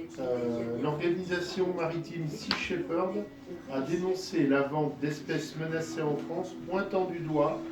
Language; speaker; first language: French; native; French